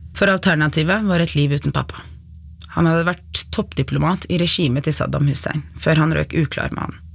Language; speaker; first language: Norwegian; early bilingual, other home language; Arabic